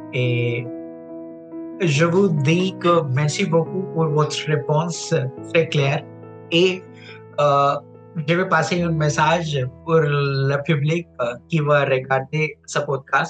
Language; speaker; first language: French; non-native, fluent; Punjabi